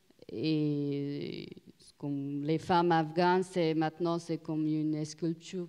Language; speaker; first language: French; non-native, learner; Persian